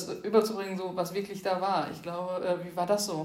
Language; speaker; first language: German; native; German